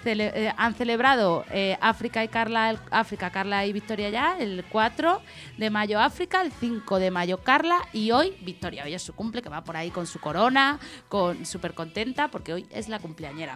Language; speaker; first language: Spanish; native; Spanish